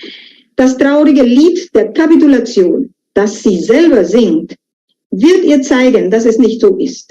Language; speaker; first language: German; non-native, fluent; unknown